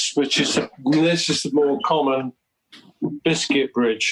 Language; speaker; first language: English; native; English